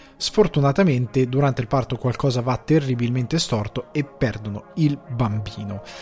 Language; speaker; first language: Italian; native; Italian